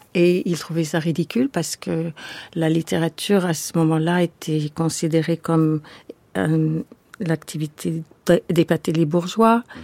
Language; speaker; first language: French; non-native, fluent; English